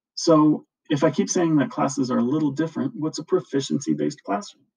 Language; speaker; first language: English; native; English